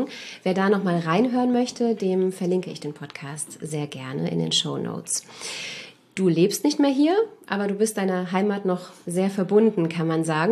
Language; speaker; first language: German; native; German